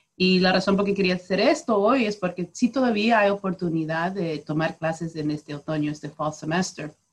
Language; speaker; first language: Spanish; early bilingual, heritage; Spanish